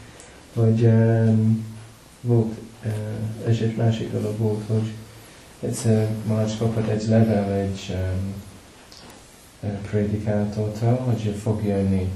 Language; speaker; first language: Hungarian; non-native, learner; English